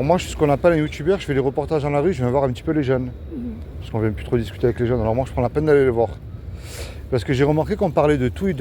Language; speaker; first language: French; native; French